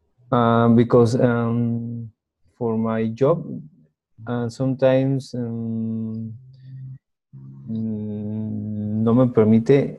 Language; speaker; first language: English; non-native, learner; Spanish